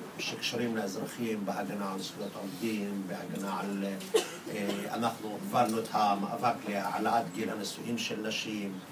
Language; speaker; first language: Hebrew; non-native, local second language; Arabic